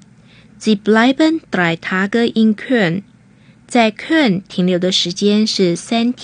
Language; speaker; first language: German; non-native, fluent; Chinese